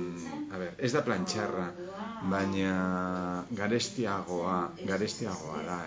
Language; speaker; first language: Basque; non-native, learner; Spanish